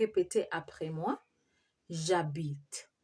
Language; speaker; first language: French; non-native, fluent; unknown